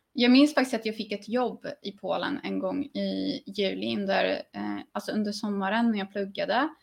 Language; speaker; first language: Swedish; early bilingual, other home language; Polish